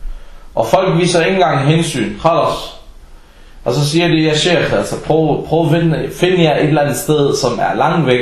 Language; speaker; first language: Danish; early bilingual, other home language; Arabic